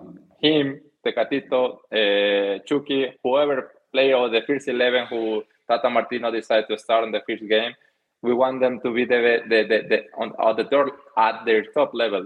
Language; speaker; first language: English; non-native, fluent; Spanish